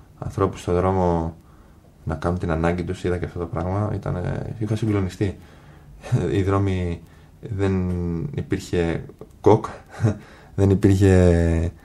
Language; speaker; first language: Greek; early bilingual, other home language; English